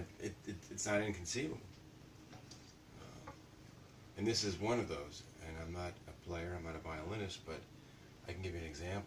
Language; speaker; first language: English; native; English